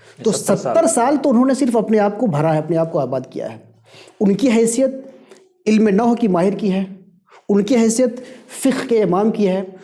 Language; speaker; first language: Urdu; native; Urdu